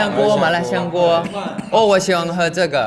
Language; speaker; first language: Chinese; non-native, learner; Thai